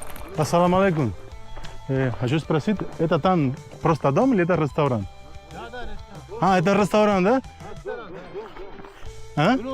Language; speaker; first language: Russian; non-native, learner; Spanish